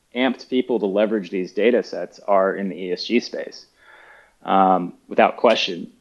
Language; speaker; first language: English; native; English